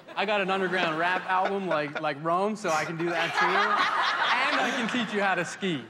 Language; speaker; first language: English; native; English